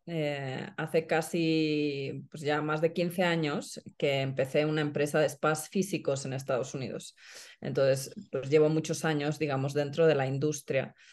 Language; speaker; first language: Spanish; non-native, fluent; Swedish